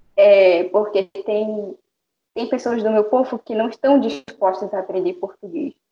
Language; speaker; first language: Portuguese; non-native, local second language; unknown